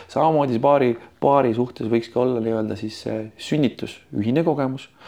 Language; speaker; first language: Estonian; native; Estonian